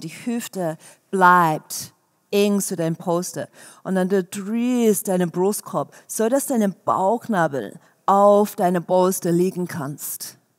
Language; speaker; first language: German; non-native, fluent; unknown